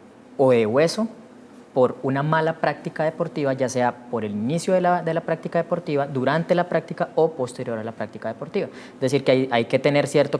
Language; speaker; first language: Spanish; native; Spanish